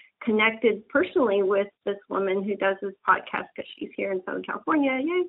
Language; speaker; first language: English; early bilingual, other home language; Japanese